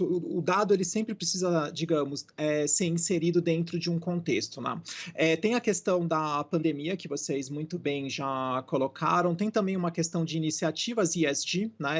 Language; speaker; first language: Portuguese; native; Portuguese